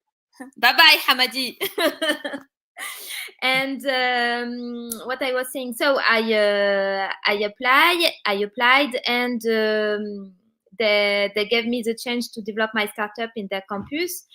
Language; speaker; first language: English; non-native, learner; French